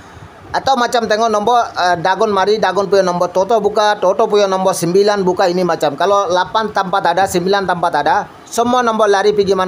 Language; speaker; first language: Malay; non-native, learner; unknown